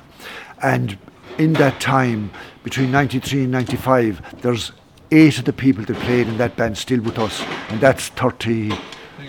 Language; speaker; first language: English; native; English